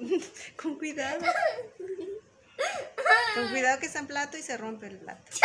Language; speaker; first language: Spanish; native; Spanish